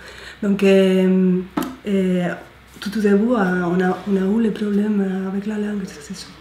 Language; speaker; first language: French; non-native, learner; Spanish